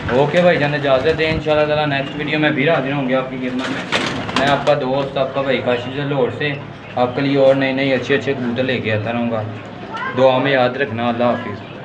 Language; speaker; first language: Urdu; native; Urdu